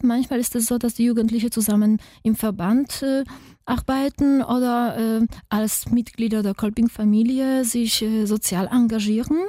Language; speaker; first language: German; non-native, fluent; Polish